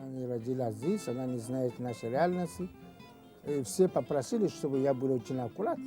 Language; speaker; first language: Russian; non-native, fluent; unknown